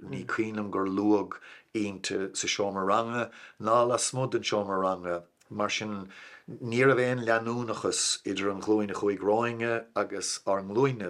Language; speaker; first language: Irish; non-native, local second language; English